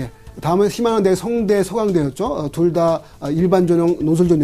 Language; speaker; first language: Korean; native; Korean